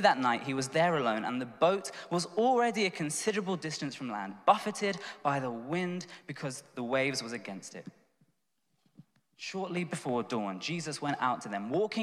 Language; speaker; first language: English; native; English